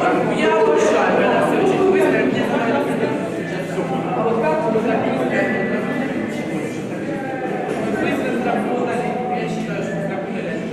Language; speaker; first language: Russian; native; Russian